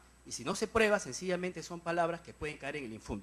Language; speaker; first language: Spanish; native; Spanish